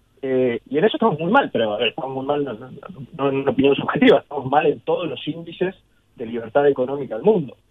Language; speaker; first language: Spanish; native; Spanish